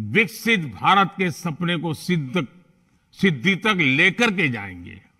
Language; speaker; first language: Hindi; non-native, local second language; Gujarati